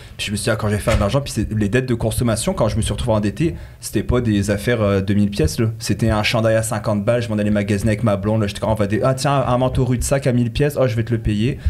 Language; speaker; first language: French; native; French